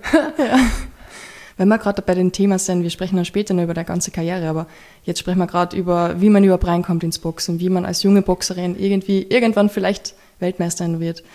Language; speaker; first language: German; native; German